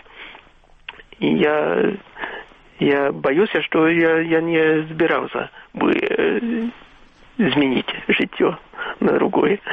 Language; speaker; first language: Belarusian; non-native, fluent; Swedish